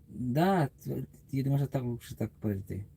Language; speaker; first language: Russian; non-native, learner; English